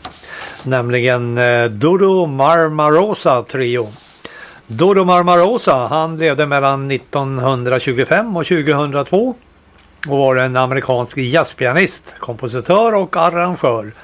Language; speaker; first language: Swedish; native; Swedish